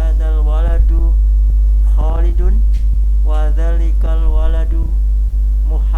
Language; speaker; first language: Arabic; non-native, learner; Indonesian